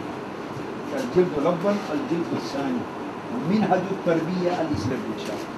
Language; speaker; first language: Arabic; non-native, learner; Urdu